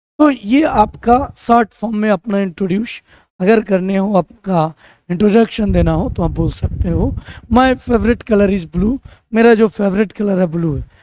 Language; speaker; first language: Hindi; native; Hindi